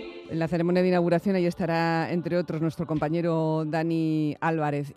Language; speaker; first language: Spanish; native; Spanish